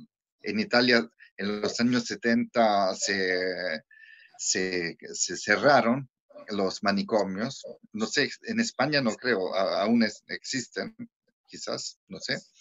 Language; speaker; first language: Spanish; non-native, fluent; Italian